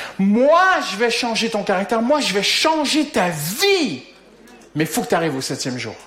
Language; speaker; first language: French; native; French